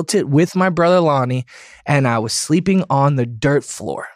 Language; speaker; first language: English; native; English